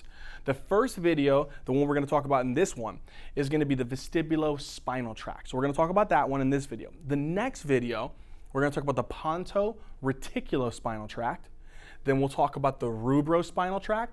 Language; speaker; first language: English; native; English